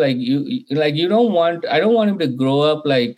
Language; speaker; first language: English; non-native, local second language; Telugu